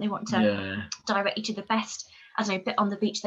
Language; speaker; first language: English; native; English